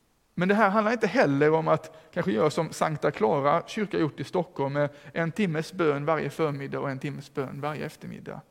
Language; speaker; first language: Swedish; native; Swedish